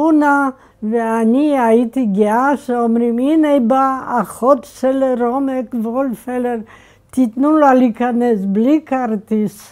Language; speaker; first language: Hebrew; non-native, fluent; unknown